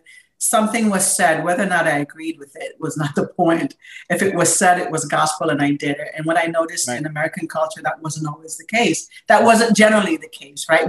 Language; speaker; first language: English; native; English